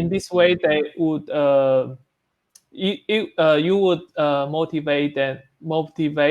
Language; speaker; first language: English; non-native, learner; Chinese